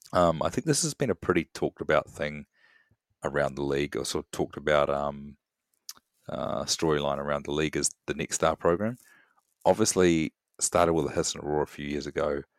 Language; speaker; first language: English; native; English